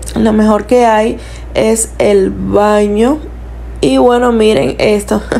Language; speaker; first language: Spanish; native; Spanish